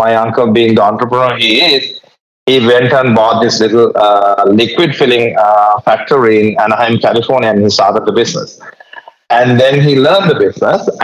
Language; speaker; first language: English; non-native, local second language; Sinhala